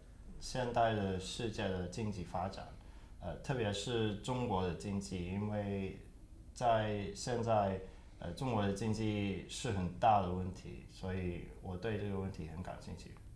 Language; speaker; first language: Chinese; early bilingual, heritage; Chinese